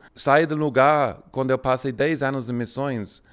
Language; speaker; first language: Portuguese; non-native, fluent; English